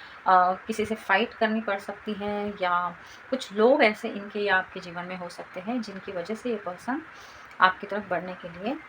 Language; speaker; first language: Hindi; native; Hindi